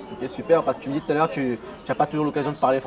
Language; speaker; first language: French; native; French